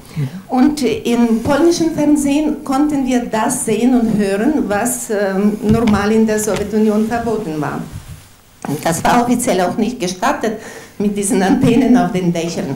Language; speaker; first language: German; non-native, fluent; Ukrainian